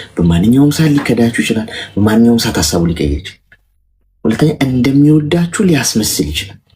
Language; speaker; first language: Amharic; native; Amharic